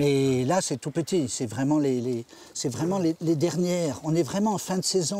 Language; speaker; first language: French; native; French